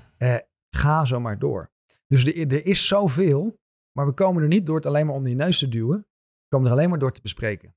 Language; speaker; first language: Dutch; native; Dutch